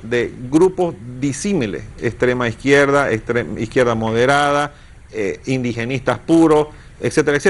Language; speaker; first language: Spanish; native; Spanish